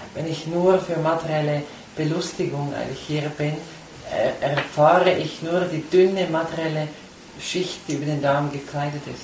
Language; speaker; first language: German; native; German